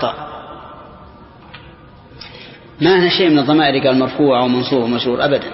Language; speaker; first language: Arabic; native; Arabic